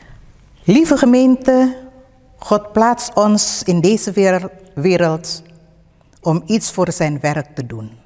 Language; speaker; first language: Dutch; non-native, fluent; Indonesian